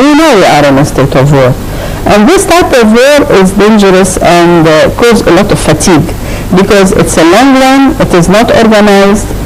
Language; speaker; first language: English; non-native, fluent; Arabic